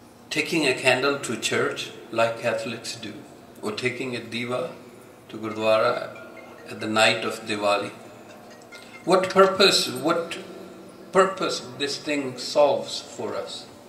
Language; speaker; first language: English; non-native, local second language; Punjabi